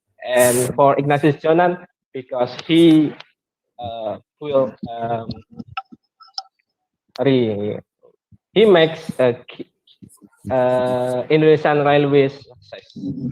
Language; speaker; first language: English; non-native, learner; Indonesian